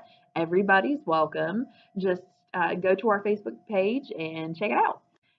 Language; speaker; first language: English; native; English